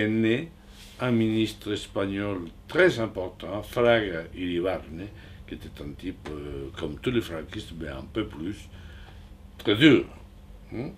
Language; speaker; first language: French; non-native, fluent; Spanish